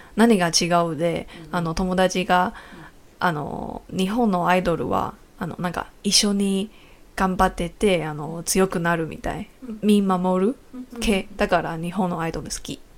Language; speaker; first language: Japanese; non-native, learner; Chinese